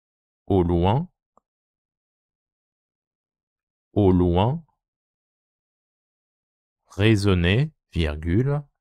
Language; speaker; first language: French; non-native, fluent; Japanese